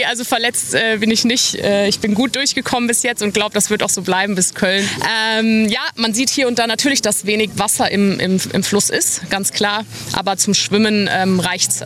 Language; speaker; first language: German; native; German